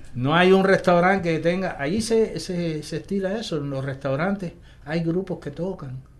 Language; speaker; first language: Spanish; native; Spanish